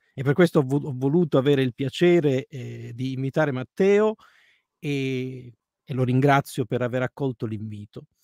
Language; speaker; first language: Italian; native; Italian